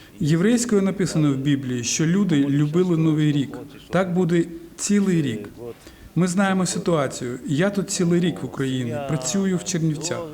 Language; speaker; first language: Ukrainian; non-native, fluent; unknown